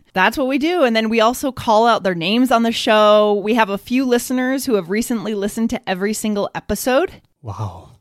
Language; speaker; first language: English; native; English